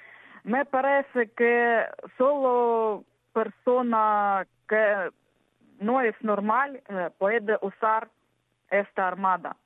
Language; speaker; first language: Spanish; non-native, learner; Ukrainian